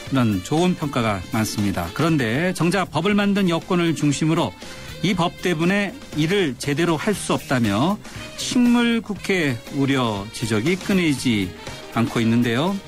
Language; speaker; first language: Korean; native; Korean